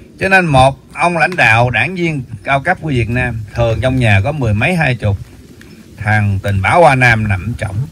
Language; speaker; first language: Vietnamese; native; Vietnamese